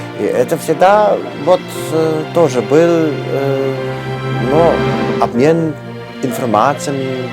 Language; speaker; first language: Russian; non-native, learner; Polish